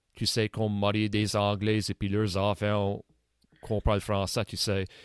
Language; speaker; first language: French; native; French